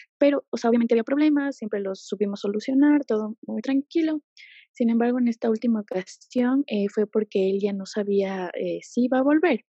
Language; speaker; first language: Spanish; native; Spanish